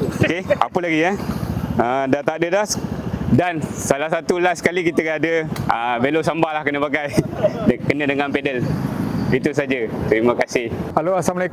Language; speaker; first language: Malay; native; Malay